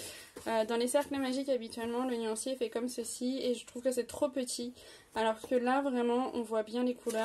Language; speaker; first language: French; native; French